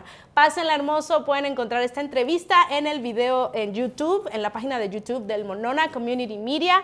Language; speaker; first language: Spanish; native; Spanish